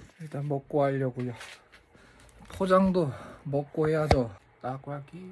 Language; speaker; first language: Korean; native; Korean